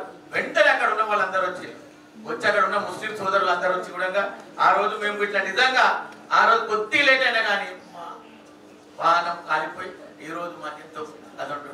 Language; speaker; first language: Telugu; native; Telugu